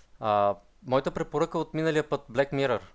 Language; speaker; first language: Bulgarian; native; Bulgarian